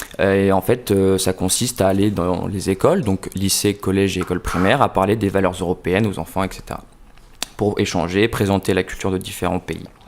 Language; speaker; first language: French; native; French